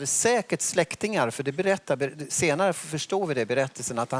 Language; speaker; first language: Swedish; native; Swedish